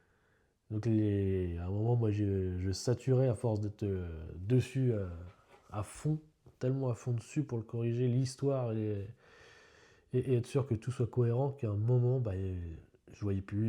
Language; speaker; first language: French; native; French